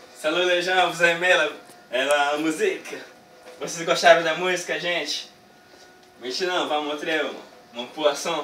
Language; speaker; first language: Portuguese; early bilingual, heritage; Portuguese